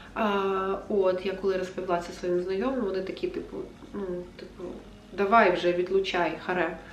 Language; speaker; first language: Ukrainian; non-native, local second language; Russian